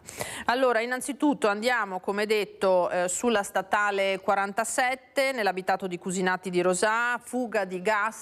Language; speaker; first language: Italian; native; Italian